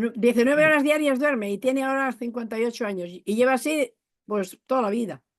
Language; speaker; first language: Spanish; native; Spanish